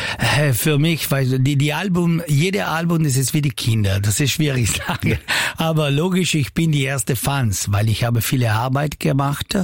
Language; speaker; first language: German; non-native, fluent; Italian